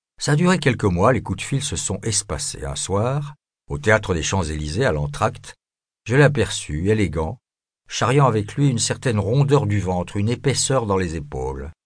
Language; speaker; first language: French; native; French